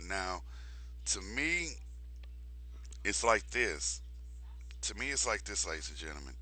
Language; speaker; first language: English; native; English